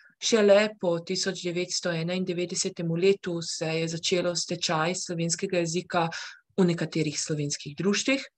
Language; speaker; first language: Slovenian; early bilingual, heritage; Slovenian